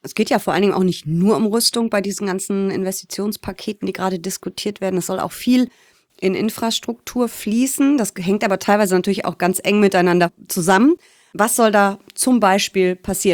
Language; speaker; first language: German; native; German